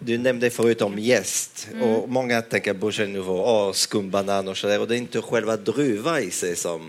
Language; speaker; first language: Swedish; non-native, fluent; French